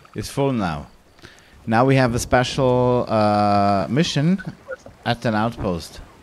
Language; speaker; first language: English; non-native, fluent; German